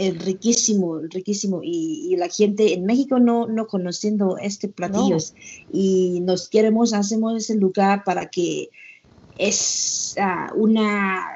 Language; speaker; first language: Spanish; non-native, learner; Thai